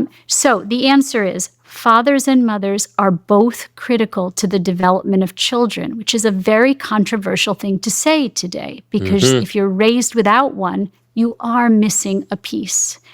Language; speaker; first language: English; native; English